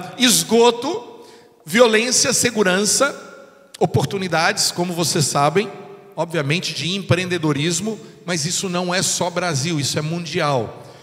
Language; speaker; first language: Portuguese; non-native, fluent; English